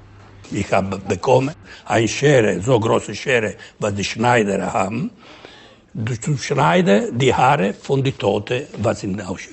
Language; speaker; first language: German; non-native, fluent; Ladino